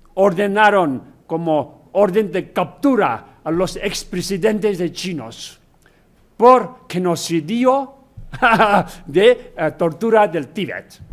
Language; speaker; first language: Spanish; non-native, learner; Chinese